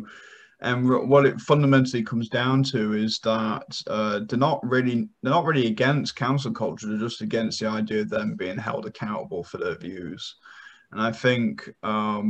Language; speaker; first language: English; native; English